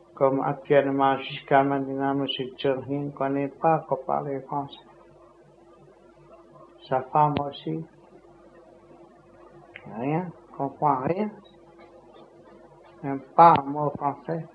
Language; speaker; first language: French; non-native, learner; Vietnamese